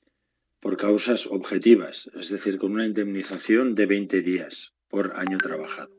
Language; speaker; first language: Spanish; native; Spanish